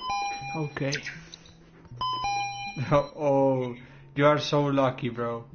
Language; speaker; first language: English; non-native, learner; Romanian